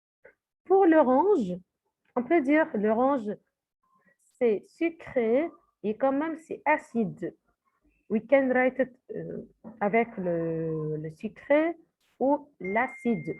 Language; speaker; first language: French; non-native, fluent; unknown